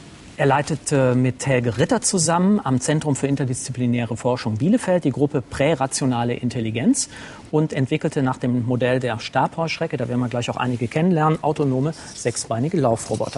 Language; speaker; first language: German; native; German